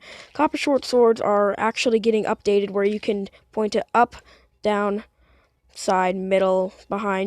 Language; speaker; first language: English; native; English